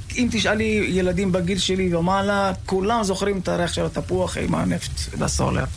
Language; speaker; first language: Hebrew; native; Hebrew